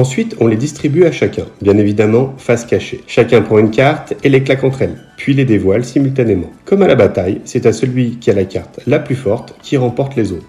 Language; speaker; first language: French; native; French